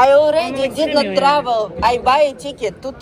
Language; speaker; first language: English; non-native, learner; Russian